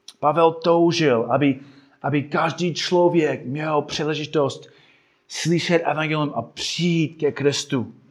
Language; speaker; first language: Czech; non-native, fluent; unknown